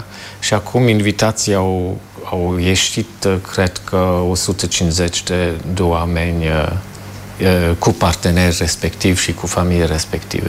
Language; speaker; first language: Romanian; non-native, fluent; German